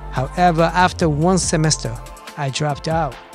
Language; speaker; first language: English; early bilingual, other home language; Japanese